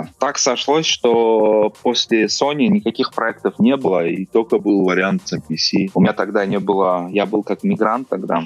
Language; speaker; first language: Russian; non-native, local second language; Uzbek